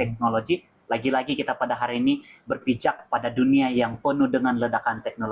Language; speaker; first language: Malay; native; Malay